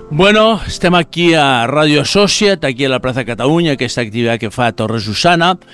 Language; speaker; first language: Catalan; non-native, fluent; Spanish